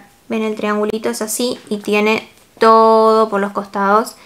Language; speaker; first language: Spanish; native; Spanish